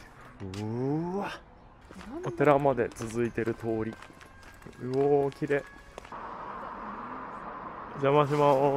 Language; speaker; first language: Japanese; native; Japanese